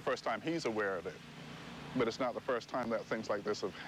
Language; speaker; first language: English; native; English